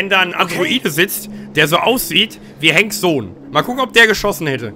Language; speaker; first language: German; native; German